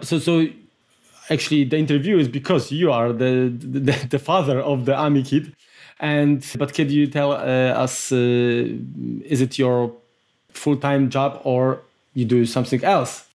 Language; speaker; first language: English; non-native, fluent; Polish